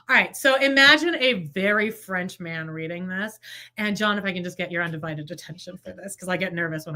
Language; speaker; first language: English; native; English